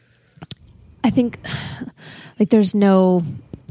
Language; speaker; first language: English; native; English